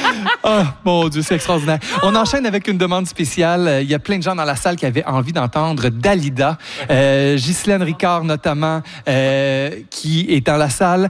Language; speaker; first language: French; native; French